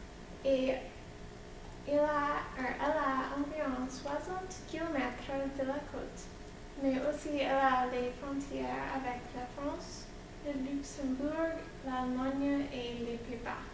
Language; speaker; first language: French; non-native, learner; English